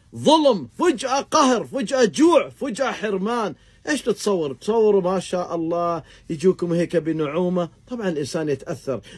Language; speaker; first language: Arabic; native; Arabic